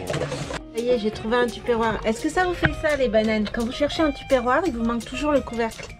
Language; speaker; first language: French; native; French